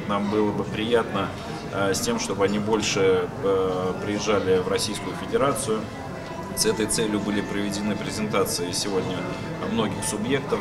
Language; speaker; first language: Russian; native; Russian